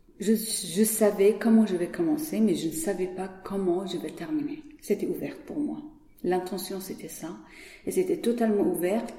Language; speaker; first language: French; non-native, learner; Persian